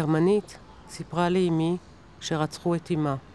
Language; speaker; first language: Hebrew; non-native, local second language; German